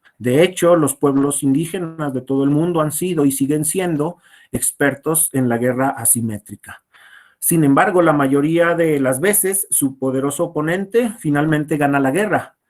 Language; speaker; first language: Spanish; native; Spanish